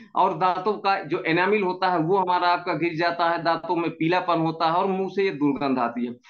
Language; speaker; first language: Hindi; native; Hindi